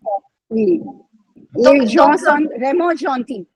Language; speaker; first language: French; non-native, learner; Hindi